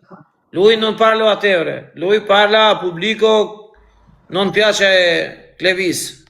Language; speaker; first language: Italian; non-native, learner; Albanian